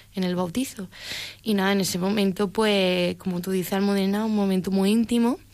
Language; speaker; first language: Spanish; native; Spanish